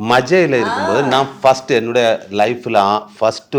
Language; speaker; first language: Tamil; non-native, learner; Malayalam